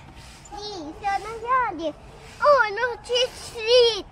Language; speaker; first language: Italian; early bilingual, other home language; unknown